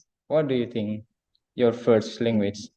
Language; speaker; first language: English; non-native, fluent; Indonesian